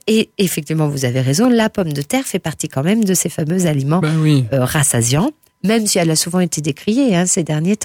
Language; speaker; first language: French; native; French